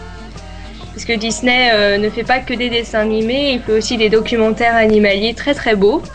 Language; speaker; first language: French; native; French